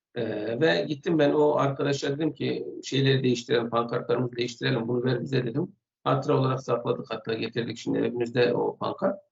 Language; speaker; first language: Turkish; non-native, local second language; Kurdish